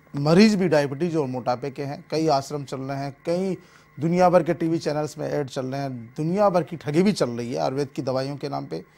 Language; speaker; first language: Hindi; native; Hindi